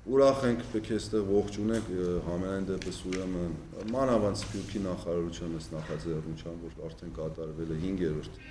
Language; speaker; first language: Armenian; early bilingual, heritage; Armenian